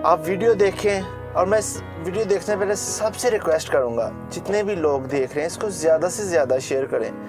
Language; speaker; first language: Urdu; native; Urdu